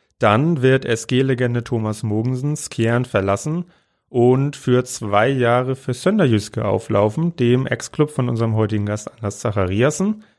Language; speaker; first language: German; native; German